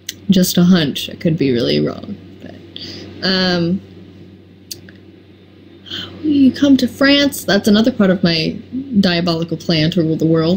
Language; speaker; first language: English; native; English